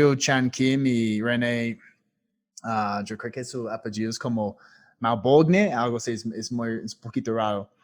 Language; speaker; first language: Spanish; non-native, fluent; English